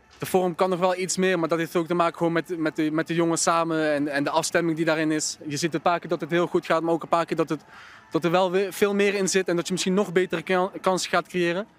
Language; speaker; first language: Dutch; native; Dutch